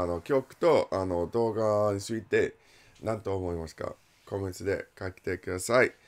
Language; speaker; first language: Japanese; non-native, learner; English